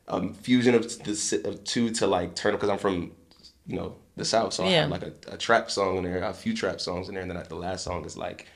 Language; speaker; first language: English; native; English